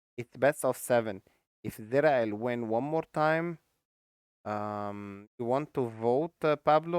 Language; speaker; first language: English; non-native, fluent; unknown